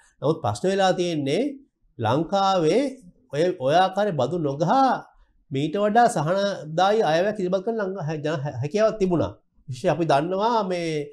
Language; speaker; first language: Sinhala; native; Sinhala